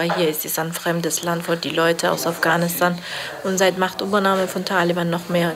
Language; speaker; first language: German; non-native, learner; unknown